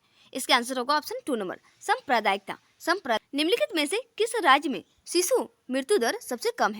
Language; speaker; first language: Hindi; native; Hindi